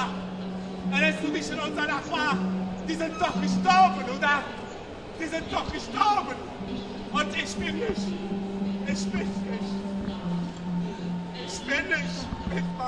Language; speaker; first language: German; non-native, learner; Arabic